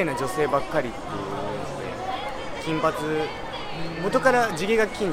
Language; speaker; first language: Japanese; native; Japanese